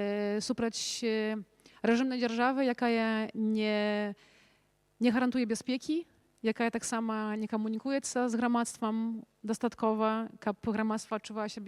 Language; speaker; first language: Polish; non-native, local second language; Belarusian